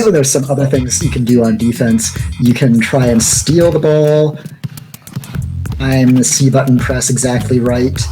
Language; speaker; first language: English; native; English